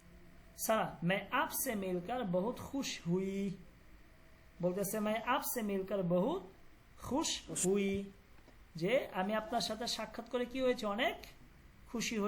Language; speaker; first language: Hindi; non-native, fluent; Bangla